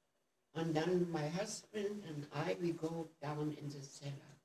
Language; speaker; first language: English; non-native, learner; German